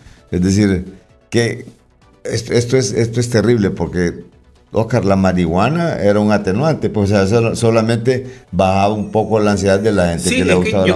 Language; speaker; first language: Spanish; native; Spanish